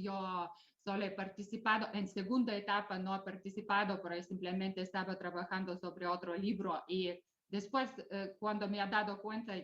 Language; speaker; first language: Spanish; non-native, fluent; Lithuanian